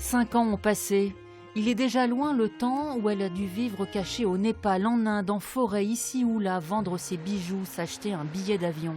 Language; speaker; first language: French; native; French